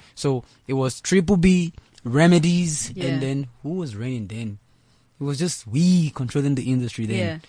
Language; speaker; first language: English; non-native, local second language; Yoruba